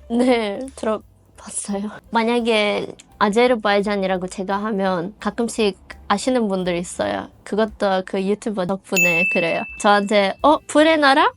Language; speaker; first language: Korean; non-native, fluent; Azerbaijani